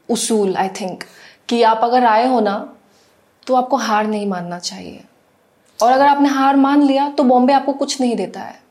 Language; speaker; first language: Hindi; non-native, local second language; Assamese